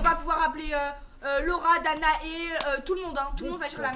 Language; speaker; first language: French; native; French